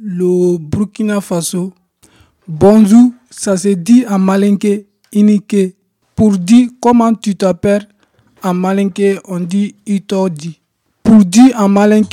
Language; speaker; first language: French; non-native, local second language; Mandingo